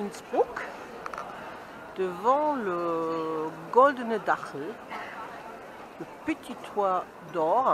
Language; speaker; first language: French; native; French